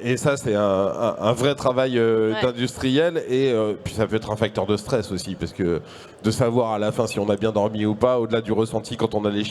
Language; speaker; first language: French; native; French